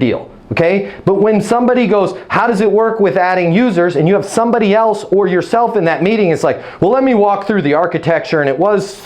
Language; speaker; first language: English; native; English